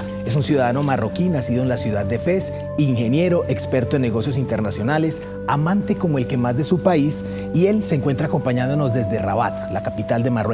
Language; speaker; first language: Spanish; native; Spanish